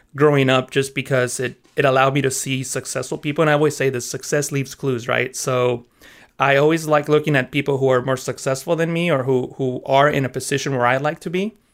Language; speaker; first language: English; early bilingual, other home language; Spanish